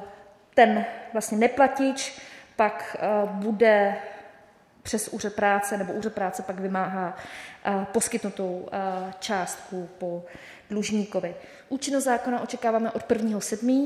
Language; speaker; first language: Czech; native; Czech